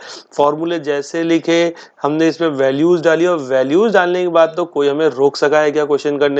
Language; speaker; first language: Hindi; native; Hindi